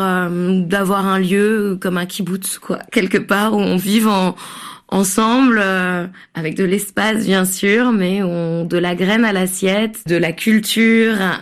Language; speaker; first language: French; native; French